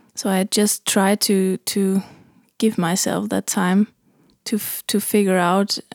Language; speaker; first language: English; non-native, fluent; German